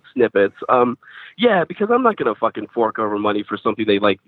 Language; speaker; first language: English; native; English